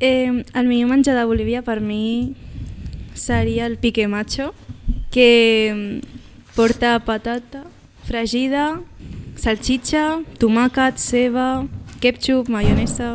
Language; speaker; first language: Catalan; non-native, local second language; Spanish